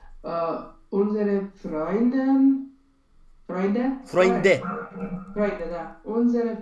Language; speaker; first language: German; non-native, learner; Romanian